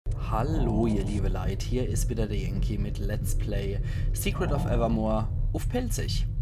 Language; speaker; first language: German; native; German